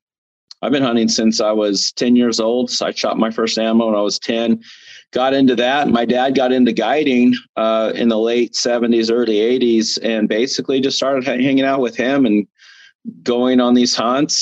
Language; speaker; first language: English; native; English